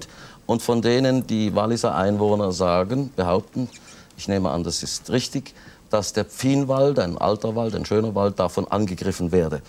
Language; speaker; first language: German; native; German